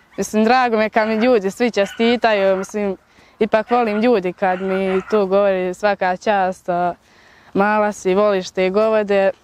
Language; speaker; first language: Bosnian; native; Bosnian